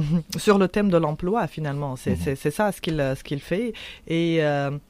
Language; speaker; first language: French; non-native, local second language; Arabic